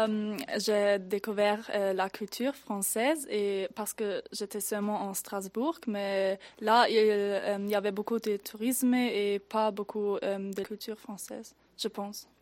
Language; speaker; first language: French; non-native, learner; German